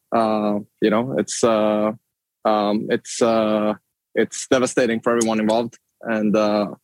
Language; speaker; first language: English; non-native, fluent; Swedish